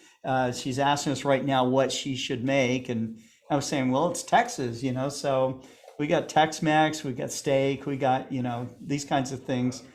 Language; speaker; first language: English; native; English